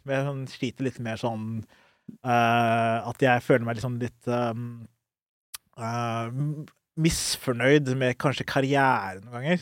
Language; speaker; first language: Norwegian; early bilingual, other home language; Somali